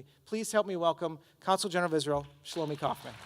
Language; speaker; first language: English; native; English